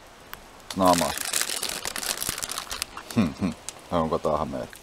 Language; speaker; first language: Finnish; native; Finnish